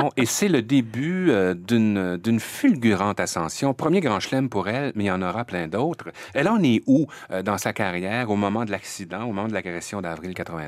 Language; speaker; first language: French; native; French